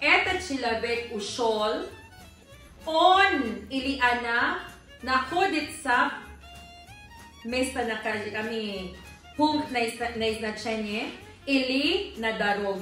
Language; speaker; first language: Russian; non-native, learner; Filipino